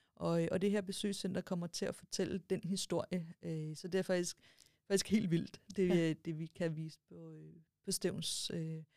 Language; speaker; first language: Danish; native; Danish